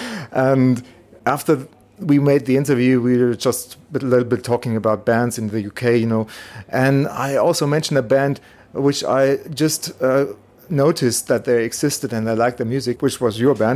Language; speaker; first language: English; non-native, fluent; German